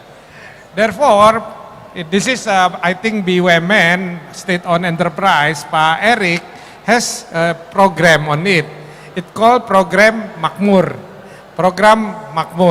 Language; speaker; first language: English; non-native, fluent; Indonesian